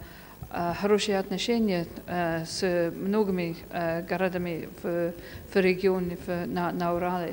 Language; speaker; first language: Russian; non-native, fluent; English